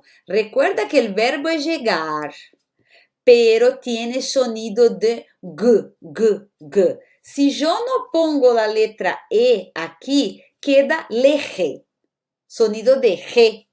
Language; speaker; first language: Spanish; non-native, fluent; Portuguese